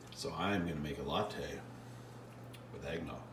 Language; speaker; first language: English; native; English